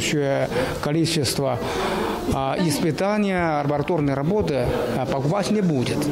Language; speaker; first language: Russian; non-native, fluent; Chinese